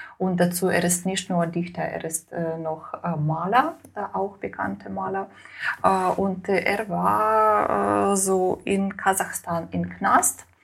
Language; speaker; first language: German; non-native, learner; Ukrainian